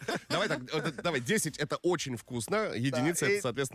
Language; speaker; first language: Russian; native; Russian